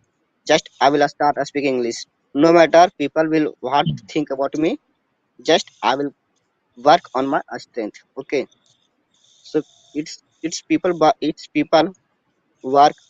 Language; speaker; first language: English; non-native, learner; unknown